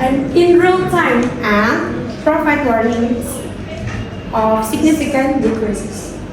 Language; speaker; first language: English; non-native, learner; Indonesian